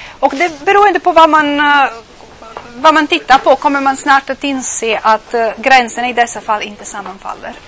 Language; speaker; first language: Swedish; non-native, fluent; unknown